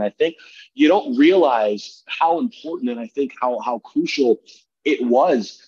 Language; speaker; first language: English; native; English